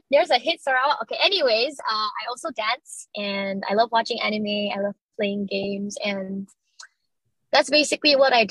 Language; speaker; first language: English; non-native, local second language; Chinese